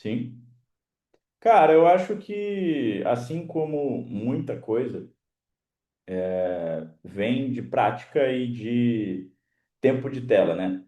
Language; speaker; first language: Portuguese; native; Portuguese